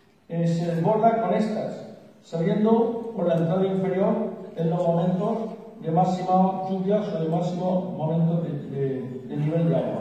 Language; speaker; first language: Spanish; native; Spanish